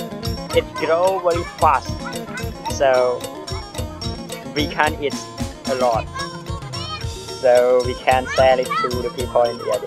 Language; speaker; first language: English; non-native, learner; Khmer